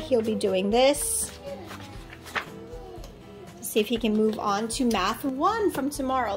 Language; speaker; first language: English; early bilingual, other home language; Japanese